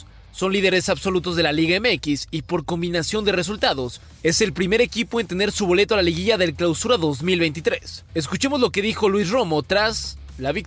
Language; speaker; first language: Spanish; native; Spanish